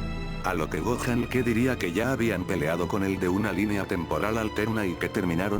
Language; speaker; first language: Spanish; native; Spanish